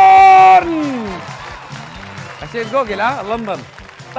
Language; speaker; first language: Arabic; native; Arabic